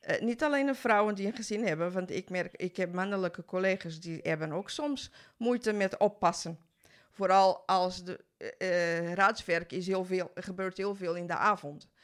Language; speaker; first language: Dutch; non-native, fluent; Portuguese